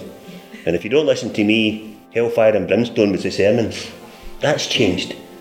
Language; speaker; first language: English; native; English